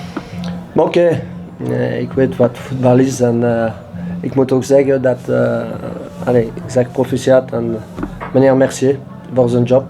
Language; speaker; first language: Dutch; non-native, learner; French